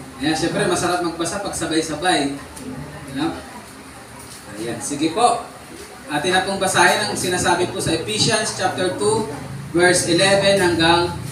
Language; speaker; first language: Filipino; native; Filipino